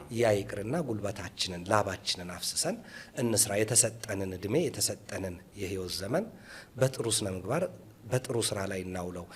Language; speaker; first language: Amharic; native; Amharic